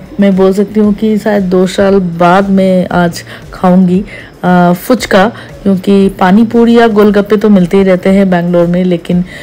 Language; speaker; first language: Hindi; non-native, local second language; Bangla